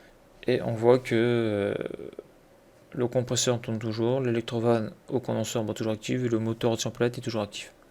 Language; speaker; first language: French; native; French